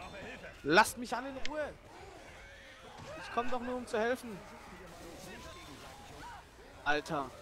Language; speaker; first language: German; native; German